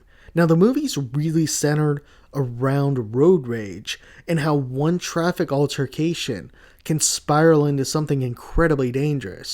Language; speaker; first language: English; native; English